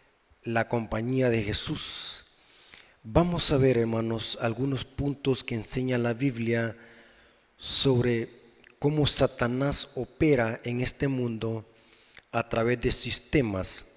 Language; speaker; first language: Spanish; native; Spanish